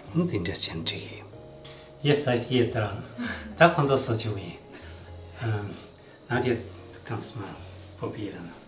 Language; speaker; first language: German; non-native, learner; Tibetan